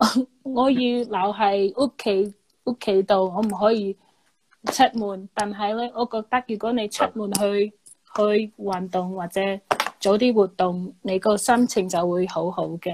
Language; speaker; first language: Chinese; non-native, fluent; English